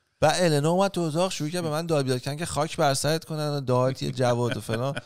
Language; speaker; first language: Persian; native; Persian